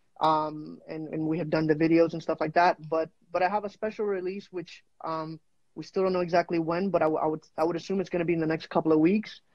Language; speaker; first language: English; non-native, fluent; Spanish